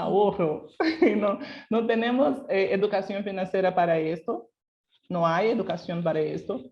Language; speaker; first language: Spanish; non-native, local second language; Portuguese